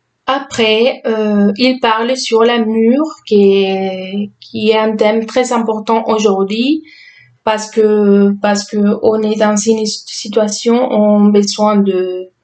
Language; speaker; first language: French; non-native, fluent; Spanish